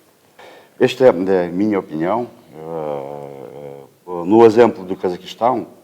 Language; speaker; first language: Portuguese; non-native, fluent; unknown